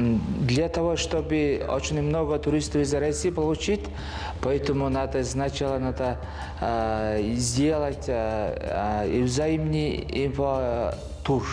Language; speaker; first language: Russian; non-native, learner; Mongolian